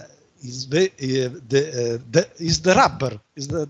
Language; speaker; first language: English; non-native, learner; Italian